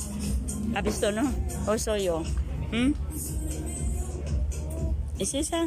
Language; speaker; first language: Spanish; non-native, learner; Filipino